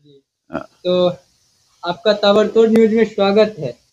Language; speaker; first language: Hindi; native; Hindi